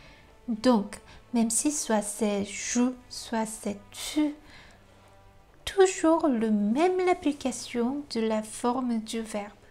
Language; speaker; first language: French; non-native, fluent; Korean